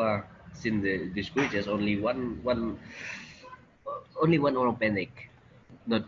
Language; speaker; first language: English; non-native, learner; Indonesian